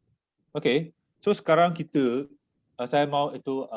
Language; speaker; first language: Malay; non-native, local second language; Chinese